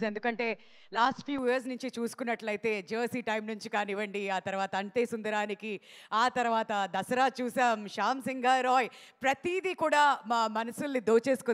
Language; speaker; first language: Telugu; native; Telugu